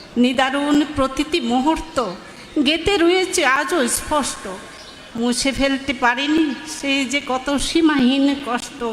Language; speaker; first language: Bangla; non-native, local second language; Manipuri